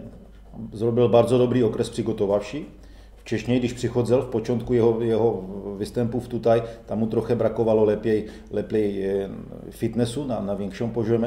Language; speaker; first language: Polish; non-native, learner; Czech